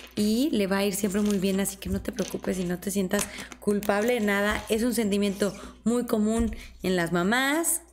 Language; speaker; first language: Spanish; native; Spanish